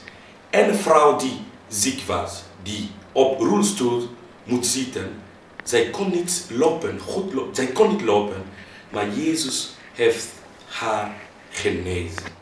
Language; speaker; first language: Dutch; non-native, fluent; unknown